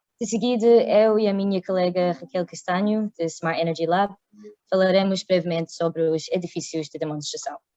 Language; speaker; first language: Portuguese; non-native, fluent; English